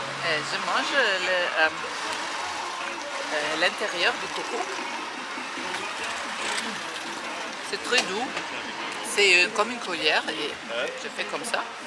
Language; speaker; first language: French; non-native, fluent; German